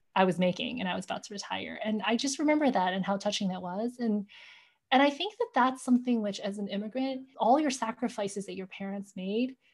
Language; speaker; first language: English; native; English